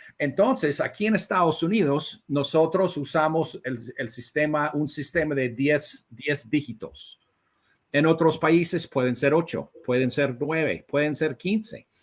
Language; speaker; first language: Spanish; non-native, fluent; English